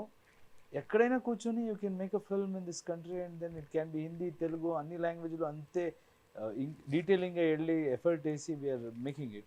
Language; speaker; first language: Telugu; non-native, learner; Kannada